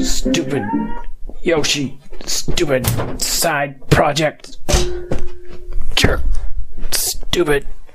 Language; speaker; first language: English; native; English